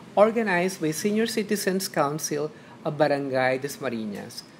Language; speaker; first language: English; non-native, local second language; Filipino